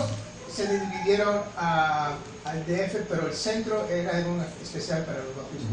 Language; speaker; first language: Spanish; native; Spanish